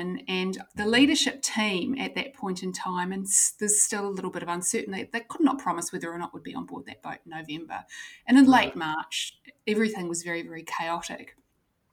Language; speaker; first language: English; native; English